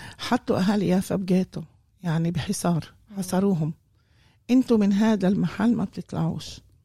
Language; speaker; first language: Arabic; native; Arabic